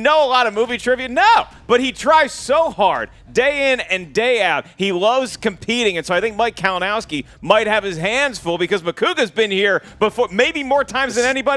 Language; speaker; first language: English; native; English